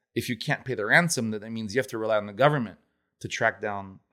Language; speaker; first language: English; non-native, fluent; Italian